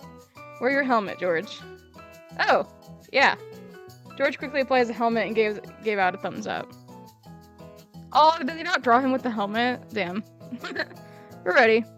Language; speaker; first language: English; native; English